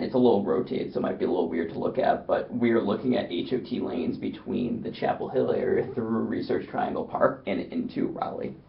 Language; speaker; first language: English; native; English